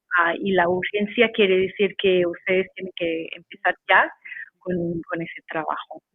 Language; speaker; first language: Spanish; non-native, fluent; English